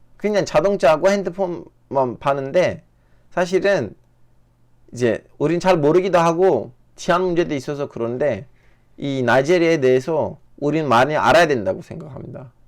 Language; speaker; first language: Korean; native; Korean